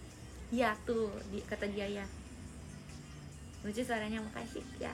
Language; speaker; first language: Indonesian; native; Indonesian